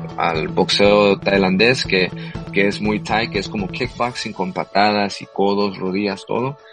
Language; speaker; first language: Spanish; early bilingual, heritage; Spanish